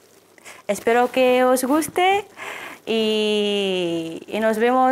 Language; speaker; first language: Spanish; non-native, fluent; Arabic